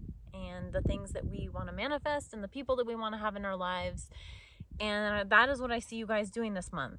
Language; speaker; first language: English; native; English